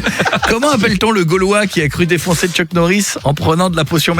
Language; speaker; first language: French; native; French